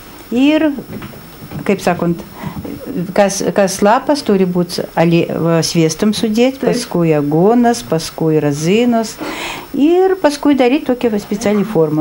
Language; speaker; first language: Lithuanian; non-native, local second language; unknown